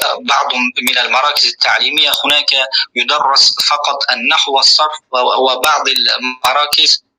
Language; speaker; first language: Arabic; non-native, fluent; Uzbek